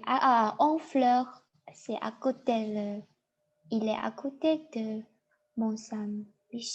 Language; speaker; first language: French; non-native, learner; Chinese